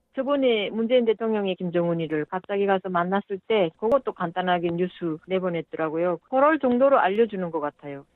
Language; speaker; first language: Korean; native; Korean